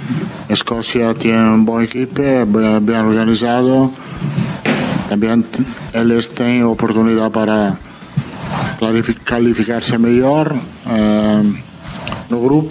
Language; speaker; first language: Portuguese; non-native, fluent; Italian